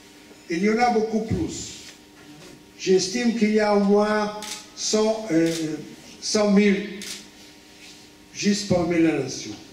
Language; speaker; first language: French; non-native, fluent; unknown